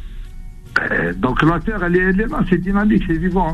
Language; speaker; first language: French; non-native, local second language; Arabic